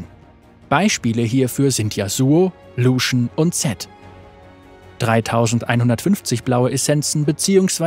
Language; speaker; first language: German; native; German